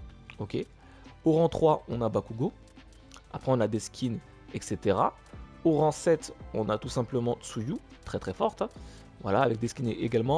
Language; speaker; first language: French; native; French